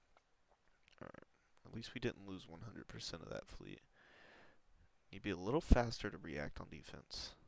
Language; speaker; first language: English; native; English